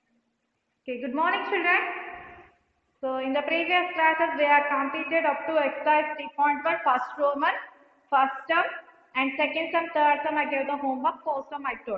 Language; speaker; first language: English; non-native, local second language; Telugu